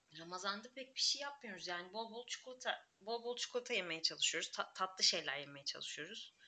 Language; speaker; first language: Turkish; native; Turkish